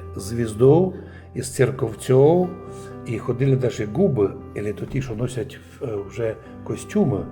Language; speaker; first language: Ukrainian; native; Ukrainian